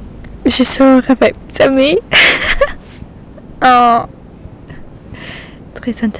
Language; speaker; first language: French; non-native, learner; English